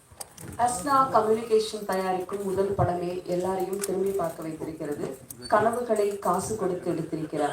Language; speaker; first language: Tamil; native; Tamil